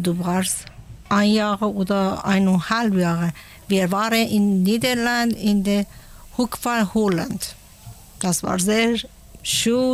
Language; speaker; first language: German; non-native, learner; Persian